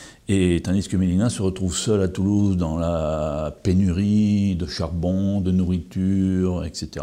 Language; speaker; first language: French; native; French